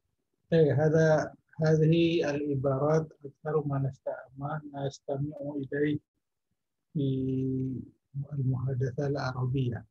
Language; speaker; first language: Arabic; non-native, fluent; Indonesian